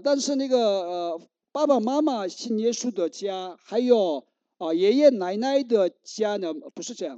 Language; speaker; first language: Chinese; non-native, learner; Korean